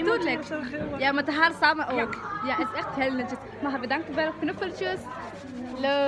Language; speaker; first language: Dutch; non-native, learner; Somali